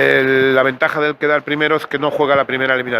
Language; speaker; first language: Spanish; native; Spanish